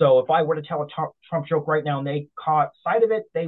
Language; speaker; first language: English; native; English